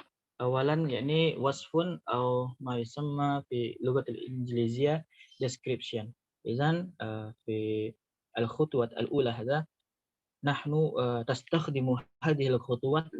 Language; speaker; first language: Arabic; non-native, learner; Indonesian